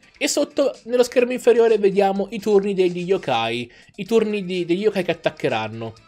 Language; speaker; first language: Italian; native; Italian